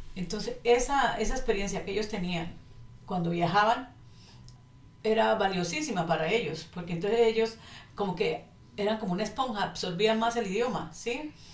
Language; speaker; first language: Spanish; native; Spanish